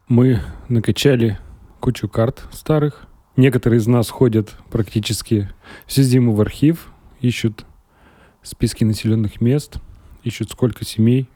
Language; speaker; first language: Russian; native; Russian